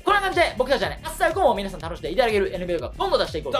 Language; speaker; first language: Japanese; native; Japanese